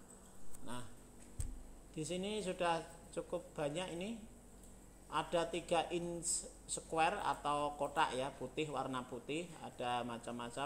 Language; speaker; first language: Indonesian; native; Indonesian